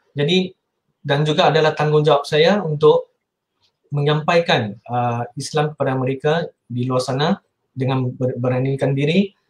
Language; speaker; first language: Malay; non-native, local second language; Chinese